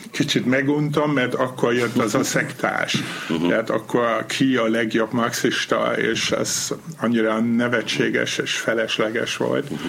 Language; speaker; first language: Hungarian; non-native, fluent; German